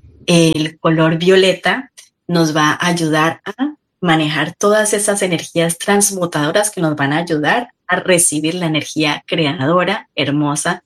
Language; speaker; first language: Spanish; native; Spanish